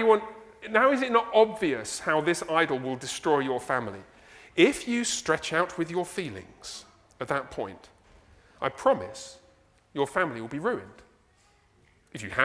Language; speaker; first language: English; native; English